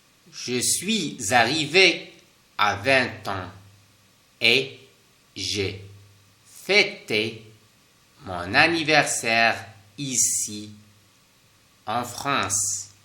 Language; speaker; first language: French; non-native, fluent; Spanish